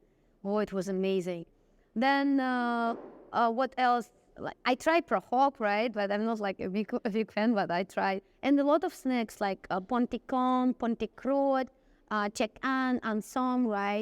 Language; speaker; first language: English; non-native, fluent; Russian